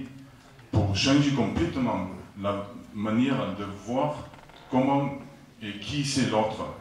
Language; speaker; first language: French; non-native, fluent; Afrikaans